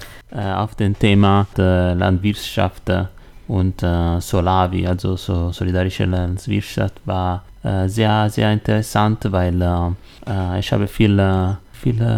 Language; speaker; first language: German; non-native, learner; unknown